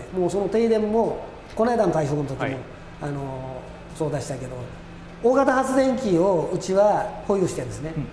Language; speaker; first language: Japanese; native; Japanese